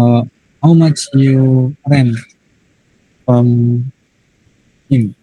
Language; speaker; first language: English; non-native, learner; Indonesian